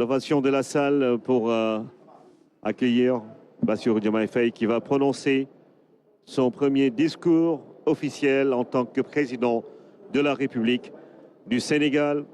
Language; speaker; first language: French; non-native, local second language; Wolof